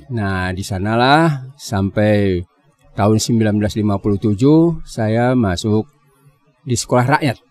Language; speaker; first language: Indonesian; native; Indonesian